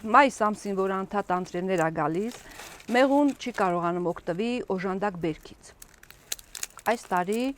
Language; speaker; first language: Armenian; native; Armenian